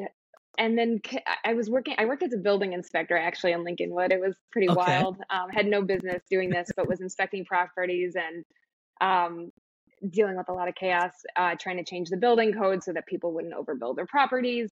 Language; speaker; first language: English; native; English